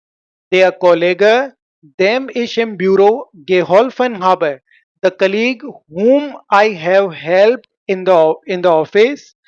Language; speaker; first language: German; non-native, fluent; Hindi